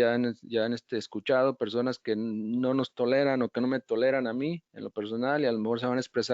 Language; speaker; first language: Spanish; native; Spanish